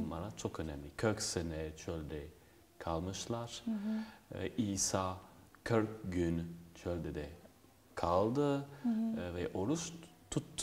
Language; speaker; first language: Turkish; non-native, fluent; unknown